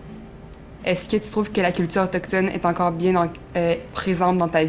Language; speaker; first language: French; native; French